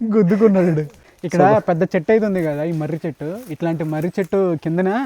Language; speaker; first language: Telugu; native; Telugu